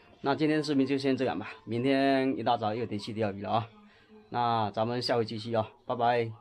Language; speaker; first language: Chinese; native; Chinese